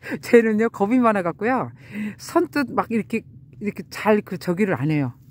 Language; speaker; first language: Korean; native; Korean